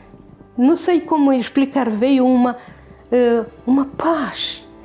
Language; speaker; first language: Portuguese; non-native, fluent; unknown